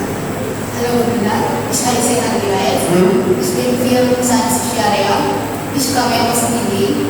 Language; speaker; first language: German; non-native, learner; Malayalam